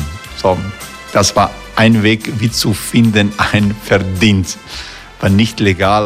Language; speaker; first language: German; non-native, learner; Croatian